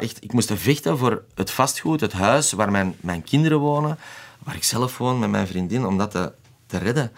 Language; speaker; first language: Dutch; native; Dutch